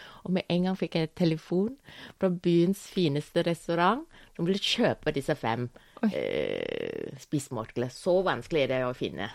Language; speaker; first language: Norwegian; non-native, fluent; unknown